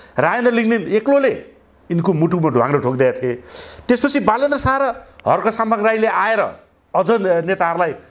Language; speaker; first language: Nepali; native; Nepali